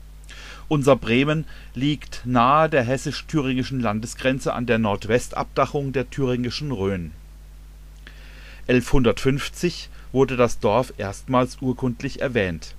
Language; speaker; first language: German; native; German